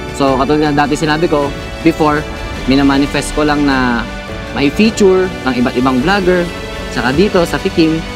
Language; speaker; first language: Filipino; native; Filipino